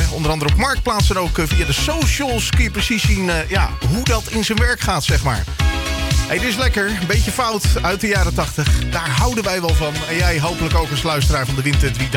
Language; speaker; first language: Dutch; native; Dutch